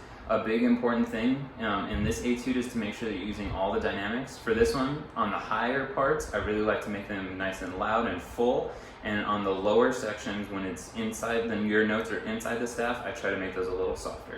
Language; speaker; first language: English; native; English